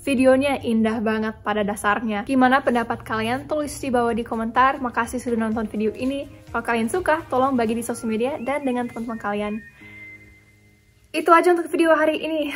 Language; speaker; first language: Indonesian; non-native, fluent; English